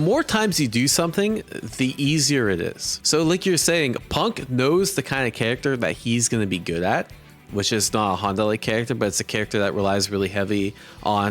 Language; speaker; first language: English; native; English